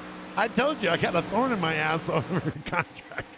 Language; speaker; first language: English; native; English